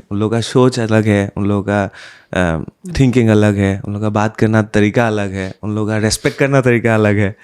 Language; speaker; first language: Hindi; non-native, local second language; Assamese